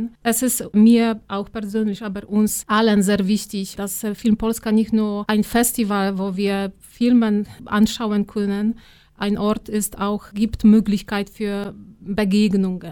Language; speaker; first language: German; non-native, fluent; Polish